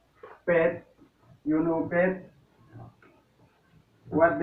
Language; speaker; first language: English; non-native, learner; Indonesian